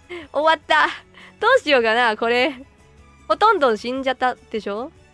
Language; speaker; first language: Japanese; non-native, learner; Cantonese